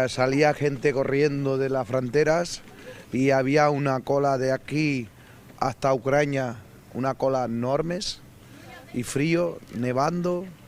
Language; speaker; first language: Spanish; non-native, learner; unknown